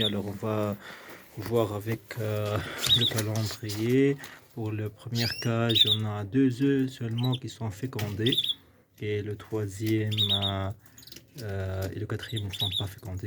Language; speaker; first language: French; non-native, fluent; Arabic